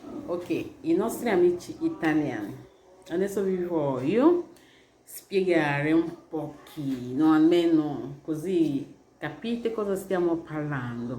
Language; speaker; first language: Italian; non-native, learner; Igbo